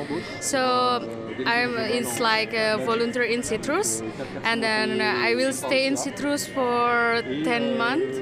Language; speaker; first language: English; non-native, learner; Indonesian